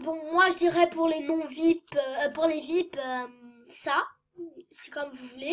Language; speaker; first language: French; native; French